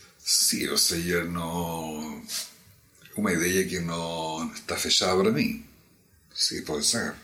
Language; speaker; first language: Portuguese; non-native, fluent; Spanish